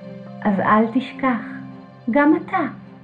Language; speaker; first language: Hebrew; native; Hebrew